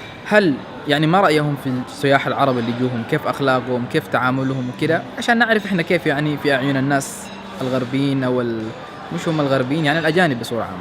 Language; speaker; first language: Arabic; native; Arabic